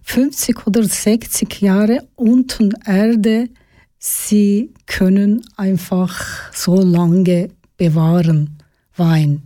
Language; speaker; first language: German; non-native, learner; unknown